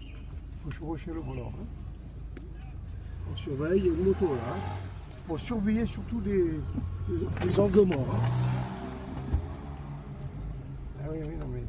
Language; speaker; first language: French; native; French